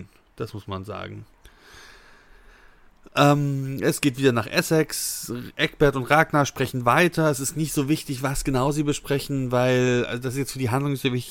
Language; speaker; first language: German; native; German